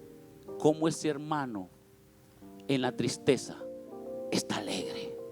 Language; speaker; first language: Spanish; native; Spanish